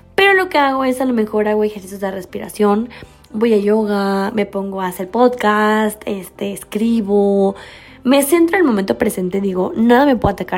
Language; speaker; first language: Spanish; native; Spanish